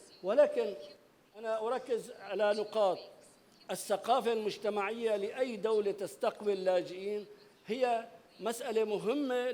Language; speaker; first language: Arabic; native; Arabic